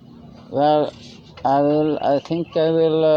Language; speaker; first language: English; non-native, learner; Norwegian